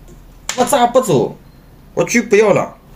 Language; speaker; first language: Chinese; native; Chinese